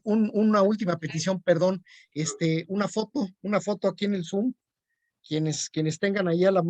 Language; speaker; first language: Spanish; native; Spanish